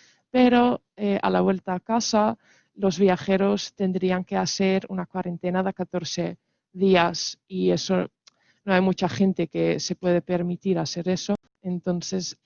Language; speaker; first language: Spanish; non-native, fluent; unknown